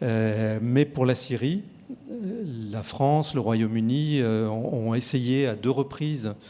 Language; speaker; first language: French; native; French